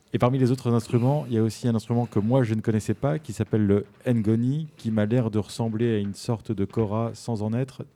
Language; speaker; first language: French; native; French